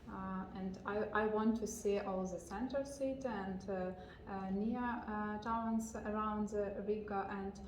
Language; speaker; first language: English; non-native, learner; Ukrainian